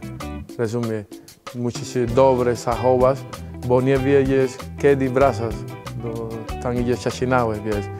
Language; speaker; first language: Polish; non-native, learner; Spanish